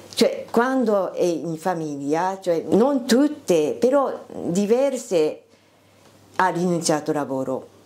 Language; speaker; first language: Italian; non-native, fluent; Japanese